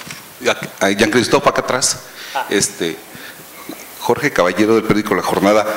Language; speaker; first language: Spanish; native; Spanish